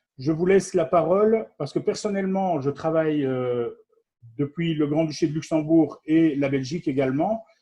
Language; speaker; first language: French; native; French